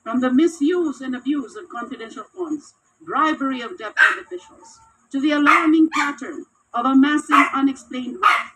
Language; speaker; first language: English; non-native, local second language; Filipino